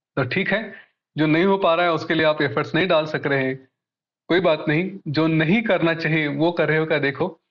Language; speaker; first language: Hindi; non-native, local second language; Marathi